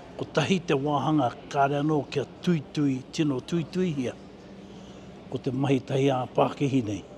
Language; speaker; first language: Māori; native; Māori